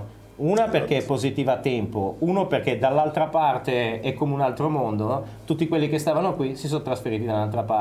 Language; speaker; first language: Italian; native; Italian